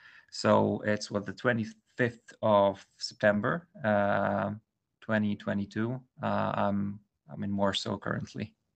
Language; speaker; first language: English; non-native, fluent; Polish